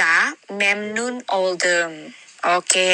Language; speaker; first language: Turkish; non-native, learner; Indonesian